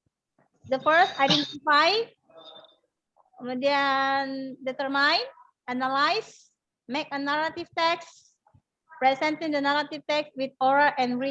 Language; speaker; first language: English; non-native, learner; Indonesian